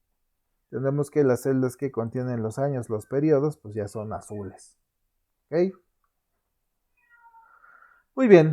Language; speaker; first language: Spanish; native; Spanish